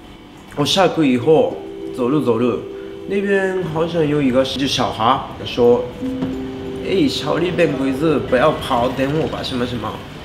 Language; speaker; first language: Chinese; non-native, fluent; Japanese